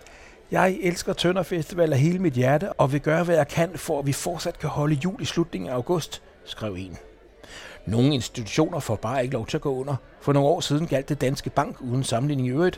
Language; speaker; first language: Danish; native; Danish